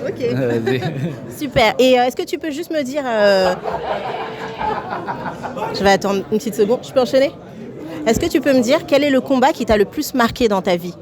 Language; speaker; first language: French; native; French